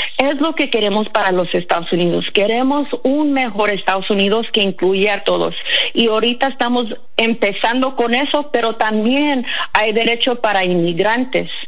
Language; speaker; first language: Spanish; early bilingual, heritage; Spanish